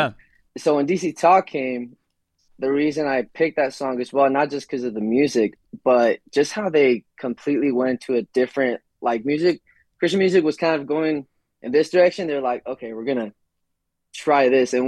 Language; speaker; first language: English; native; English